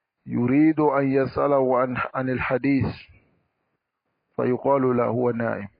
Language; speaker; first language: Arabic; non-native, fluent; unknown